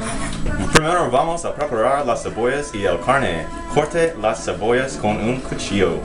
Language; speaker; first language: Spanish; non-native, learner; English